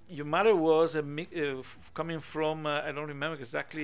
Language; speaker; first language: English; non-native, fluent; Italian